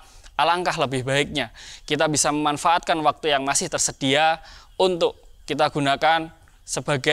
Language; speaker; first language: Indonesian; native; Indonesian